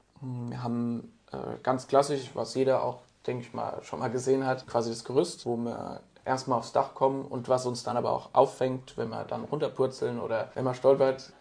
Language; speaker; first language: German; native; German